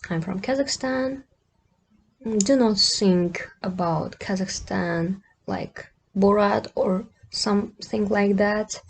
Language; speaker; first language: English; non-native, fluent; Kazakh